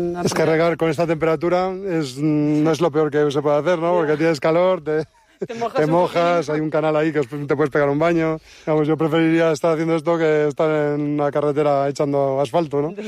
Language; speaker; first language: Spanish; native; Spanish